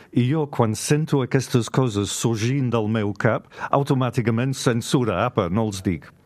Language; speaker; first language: Catalan; non-native, fluent; English